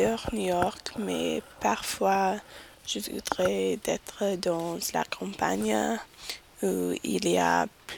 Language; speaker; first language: French; non-native, learner; English